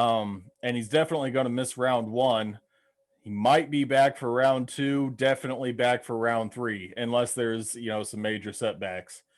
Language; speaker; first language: English; native; English